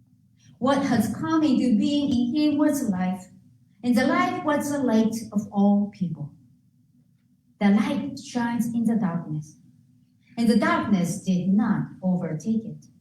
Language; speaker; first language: English; non-native, fluent; Japanese